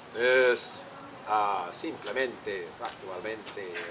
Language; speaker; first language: Spanish; non-native, learner; English